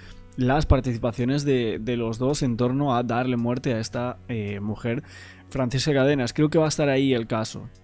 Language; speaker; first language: Spanish; native; Spanish